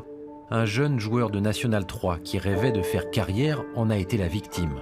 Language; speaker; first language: French; native; French